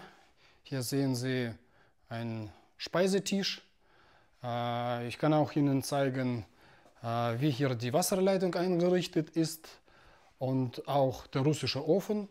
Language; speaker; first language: German; non-native, fluent; Russian